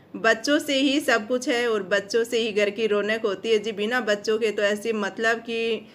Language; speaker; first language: Hindi; non-native, local second language; Marwari